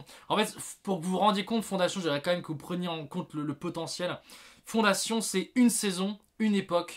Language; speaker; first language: French; native; French